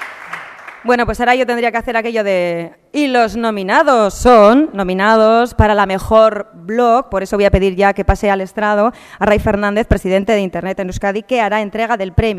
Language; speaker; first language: Spanish; native; Spanish